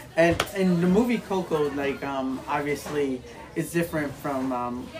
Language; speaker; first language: English; native; English